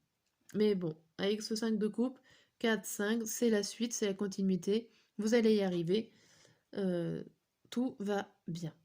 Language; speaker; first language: French; native; French